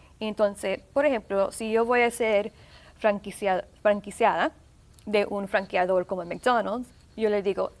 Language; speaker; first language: Spanish; early bilingual, heritage; Spanish